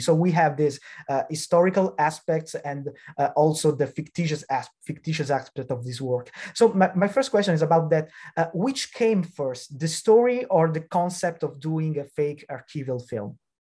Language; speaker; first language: English; non-native, fluent; Italian